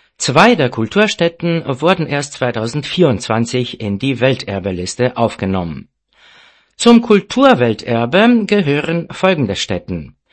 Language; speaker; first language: German; non-native, fluent; Romanian